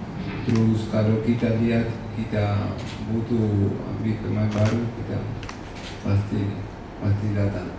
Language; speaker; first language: Indonesian; non-native, learner; Spanish